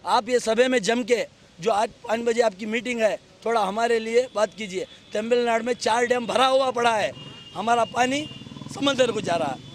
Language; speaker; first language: Hindi; non-native, local second language; Kannada